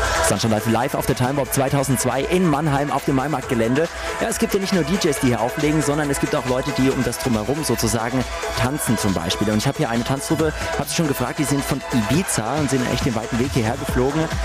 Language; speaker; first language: German; native; German